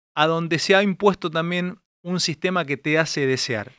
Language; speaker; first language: Spanish; native; Spanish